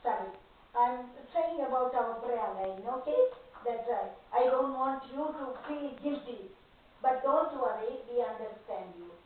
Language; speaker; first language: English; non-native, local second language; Tamil